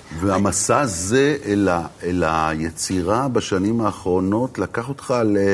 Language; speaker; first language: Hebrew; native; Hebrew